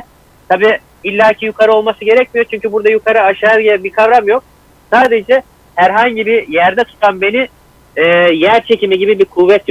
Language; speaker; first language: Turkish; native; Turkish